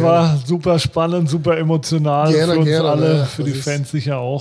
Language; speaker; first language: German; native; German